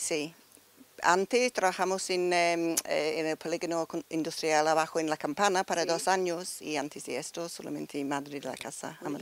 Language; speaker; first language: Spanish; non-native, learner; English